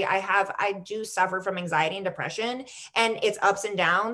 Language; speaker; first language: English; native; English